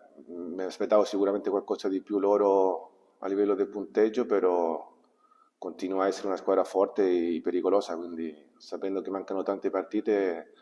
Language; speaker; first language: Italian; non-native, fluent; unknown